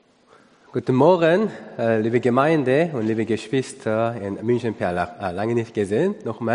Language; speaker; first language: German; non-native, learner; Korean